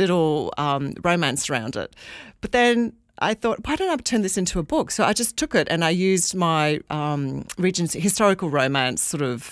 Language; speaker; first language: English; native; English